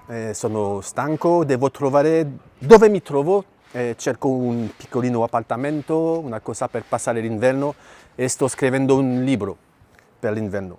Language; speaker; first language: Italian; non-native, fluent; French